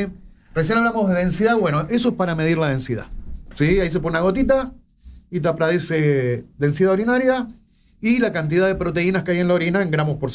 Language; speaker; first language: Spanish; native; Spanish